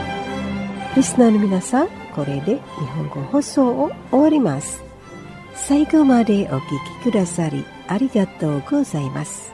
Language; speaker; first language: Japanese; non-native, fluent; Indonesian